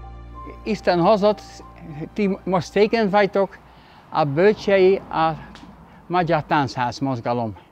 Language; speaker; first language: Hungarian; non-native, learner; Dutch